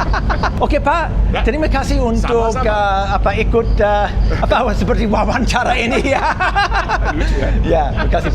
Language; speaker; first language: Indonesian; non-native, fluent; English